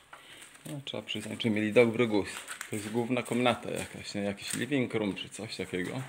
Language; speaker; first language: Polish; native; Polish